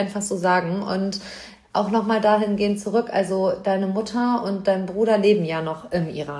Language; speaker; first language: German; native; German